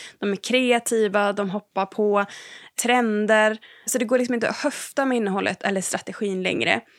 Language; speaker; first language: Swedish; native; Swedish